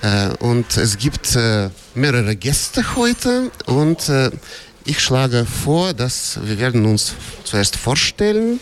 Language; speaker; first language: German; non-native, fluent; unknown